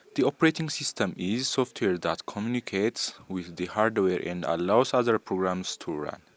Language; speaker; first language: English; non-native, local second language; Amharic